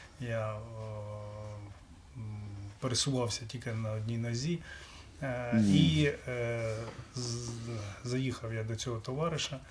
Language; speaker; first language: Ukrainian; non-native, local second language; Russian